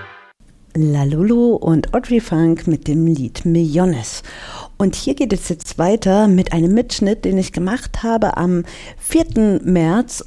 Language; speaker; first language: German; native; German